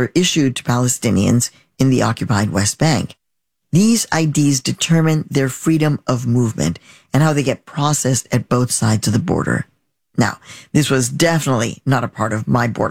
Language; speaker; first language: English; native; English